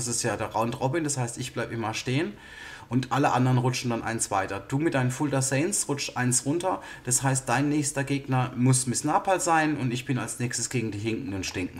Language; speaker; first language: German; native; German